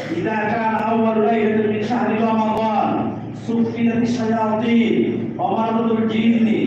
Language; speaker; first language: Arabic; non-native, fluent; Bangla